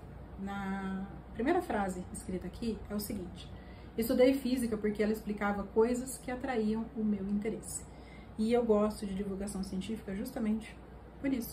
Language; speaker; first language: Portuguese; native; Portuguese